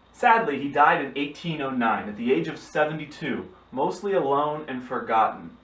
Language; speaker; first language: English; native; English